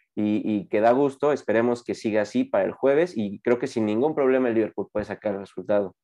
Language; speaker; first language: Spanish; native; Spanish